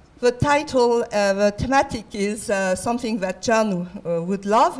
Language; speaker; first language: English; non-native, fluent; French